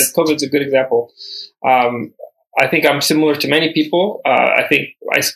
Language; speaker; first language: English; early bilingual, other home language; Spanish